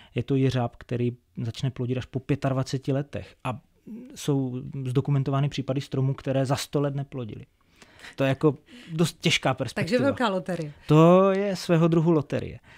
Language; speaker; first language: Czech; native; Czech